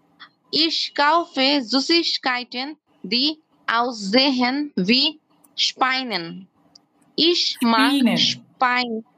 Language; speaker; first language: German; non-native, learner; Bangla